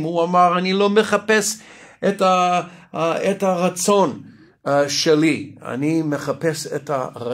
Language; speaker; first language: Hebrew; non-native, fluent; English